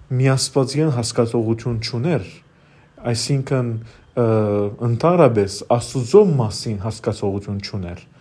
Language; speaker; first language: Armenian; native; Armenian